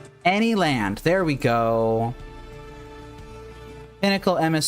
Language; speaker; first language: English; native; English